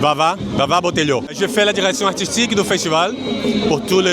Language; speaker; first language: French; non-native, learner; Portuguese